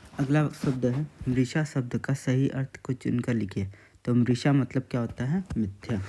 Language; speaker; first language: Hindi; native; Hindi